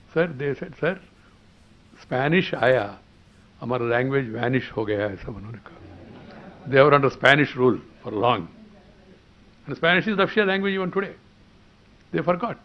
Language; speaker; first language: Hindi; non-native, local second language; Telugu